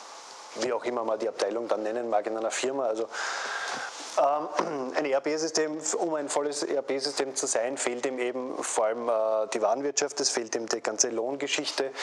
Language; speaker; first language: German; native; German